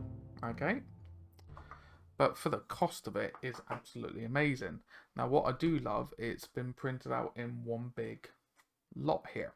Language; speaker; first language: English; native; English